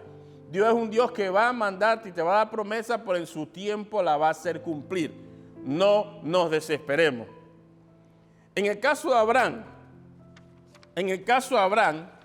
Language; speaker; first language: Spanish; native; Spanish